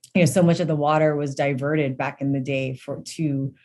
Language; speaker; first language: English; native; English